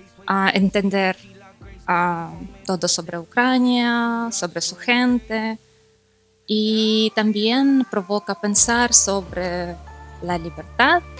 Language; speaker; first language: Spanish; non-native, fluent; Ukrainian